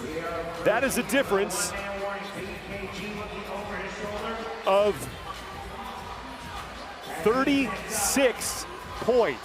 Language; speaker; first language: English; native; English